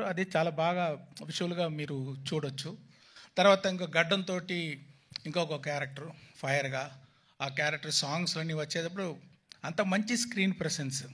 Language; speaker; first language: Telugu; non-native, local second language; Tamil